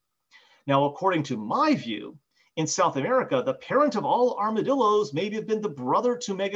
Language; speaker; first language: English; native; English